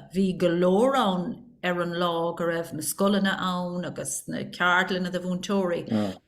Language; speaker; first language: Irish; non-native, local second language; English